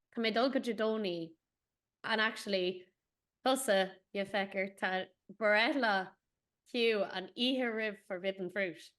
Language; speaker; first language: Irish; native; Irish